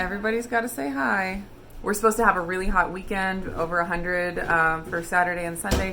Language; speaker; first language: English; native; English